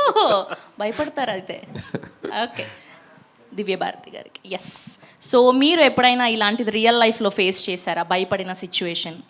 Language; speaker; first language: Telugu; native; Telugu